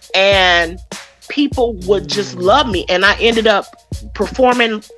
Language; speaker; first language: English; native; English